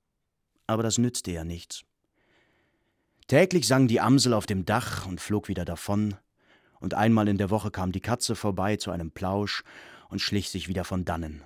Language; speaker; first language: German; native; German